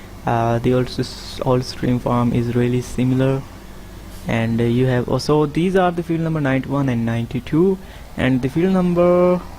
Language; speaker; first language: English; non-native, fluent; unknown